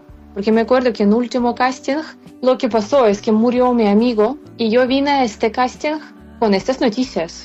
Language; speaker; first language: Spanish; non-native, fluent; Ukrainian